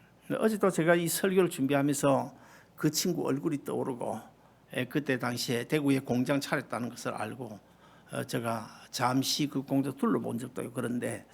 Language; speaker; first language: Korean; native; Korean